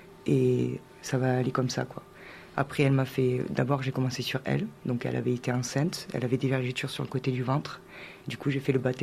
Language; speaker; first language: French; native; French